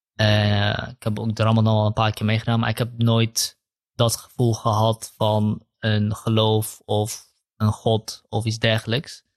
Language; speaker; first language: Dutch; early bilingual, other home language; Kurdish